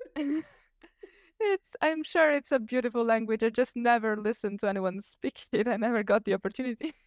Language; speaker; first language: English; non-native, fluent; Italian